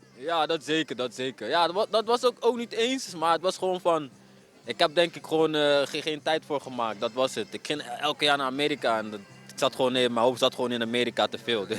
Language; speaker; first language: Dutch; non-native, fluent; English